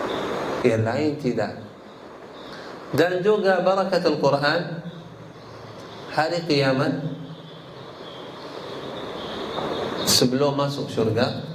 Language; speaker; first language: Indonesian; non-native, learner; Arabic